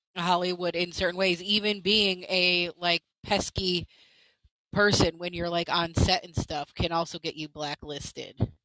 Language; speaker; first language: English; native; English